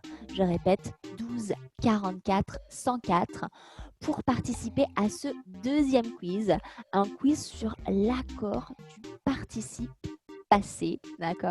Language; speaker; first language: French; native; French